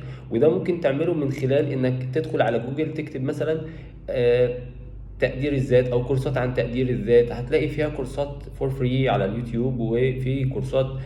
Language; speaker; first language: Arabic; native; Arabic